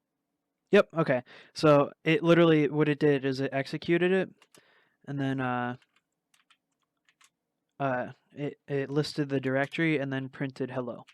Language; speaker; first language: English; native; English